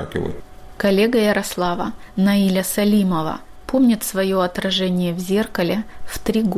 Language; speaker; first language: Russian; native; Russian